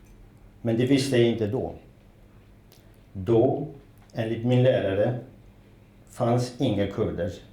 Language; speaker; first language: Swedish; non-native, fluent; Kurdish